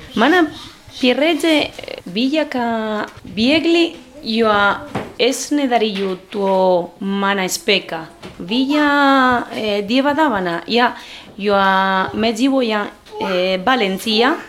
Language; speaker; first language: Latvian; non-native, learner; Spanish